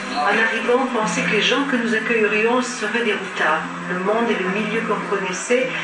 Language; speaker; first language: French; native; French